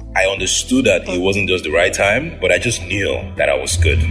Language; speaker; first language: English; non-native, local second language; Yoruba